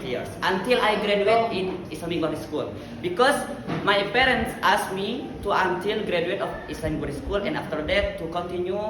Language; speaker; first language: English; non-native, learner; Indonesian